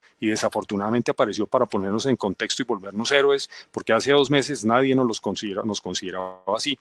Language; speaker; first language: Spanish; native; Spanish